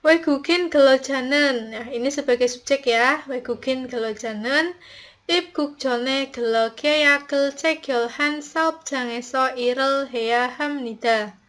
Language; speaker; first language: Korean; non-native, learner; Indonesian